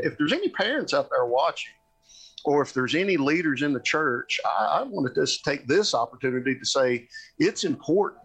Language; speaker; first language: English; native; English